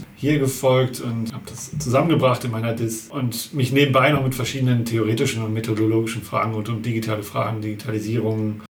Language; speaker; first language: German; native; German